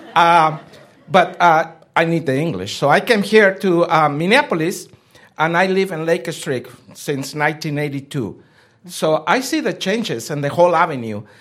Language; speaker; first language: English; non-native, fluent; Spanish